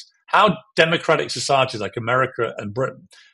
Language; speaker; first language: English; native; English